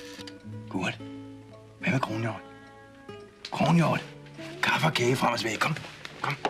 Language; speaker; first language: Danish; native; Danish